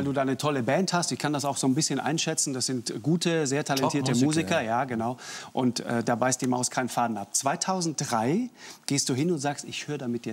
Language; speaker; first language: German; native; German